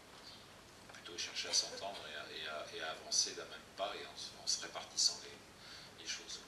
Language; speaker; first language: French; native; French